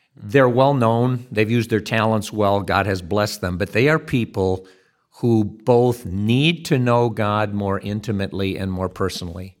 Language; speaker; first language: English; native; English